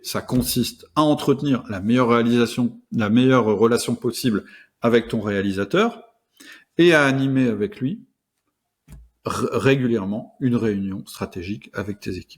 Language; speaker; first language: French; native; French